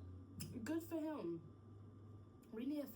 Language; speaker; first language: English; native; English